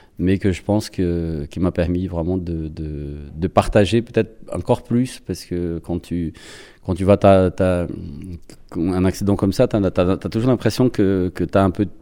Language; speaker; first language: French; non-native, fluent; Portuguese